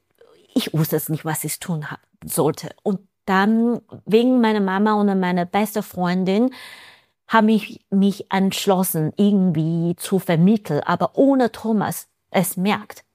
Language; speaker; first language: German; non-native, fluent; Chinese